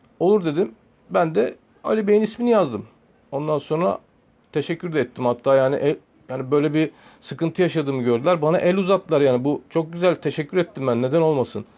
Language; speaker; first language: Turkish; early bilingual, heritage; Turkish